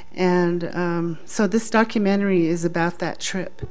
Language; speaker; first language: English; native; English